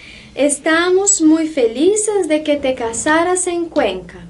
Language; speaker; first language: Spanish; non-native, fluent; Portuguese